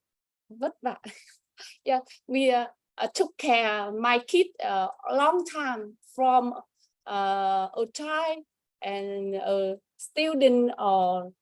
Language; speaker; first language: English; non-native, learner; Vietnamese